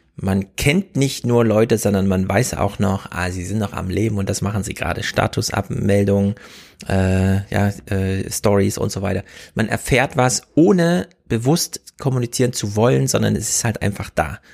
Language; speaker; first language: German; native; German